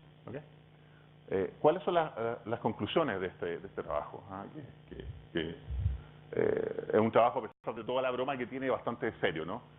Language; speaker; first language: Spanish; native; Spanish